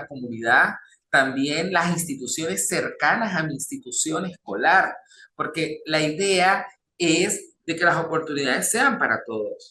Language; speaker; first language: Spanish; native; Spanish